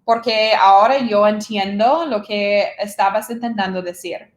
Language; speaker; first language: Spanish; non-native, fluent; English